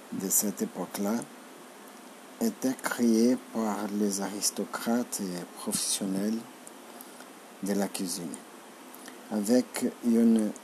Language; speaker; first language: French; non-native, learner; Portuguese